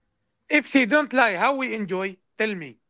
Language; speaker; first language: English; non-native, learner; Arabic